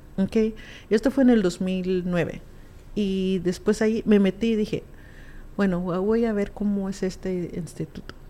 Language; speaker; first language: Spanish; early bilingual, heritage; Spanish